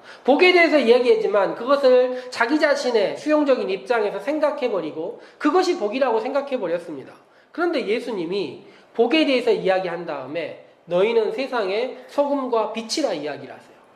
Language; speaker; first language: Korean; native; Korean